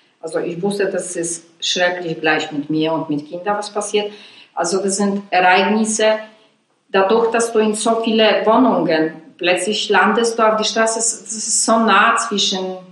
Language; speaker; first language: German; non-native, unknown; Polish